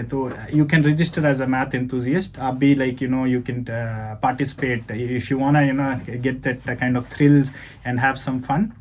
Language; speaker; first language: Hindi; non-native, local second language; Telugu